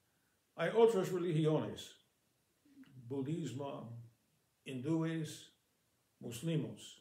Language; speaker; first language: Spanish; non-native, fluent; English